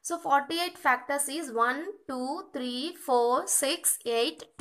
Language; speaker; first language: English; non-native, local second language; Kannada